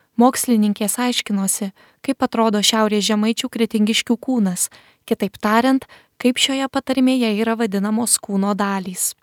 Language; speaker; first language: Lithuanian; native; Lithuanian